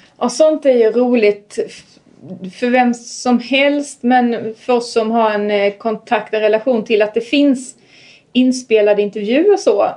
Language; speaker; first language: Swedish; native; Swedish